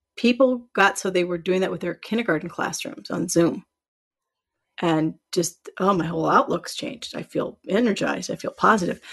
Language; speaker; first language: English; native; English